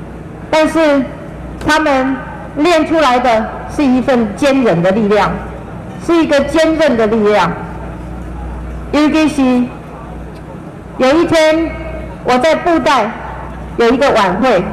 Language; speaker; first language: Chinese; native; Chinese